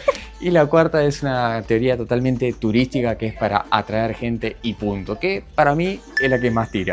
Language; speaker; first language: Spanish; native; Spanish